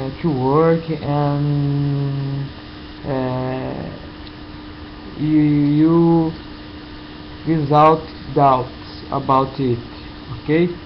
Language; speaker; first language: English; non-native, learner; Portuguese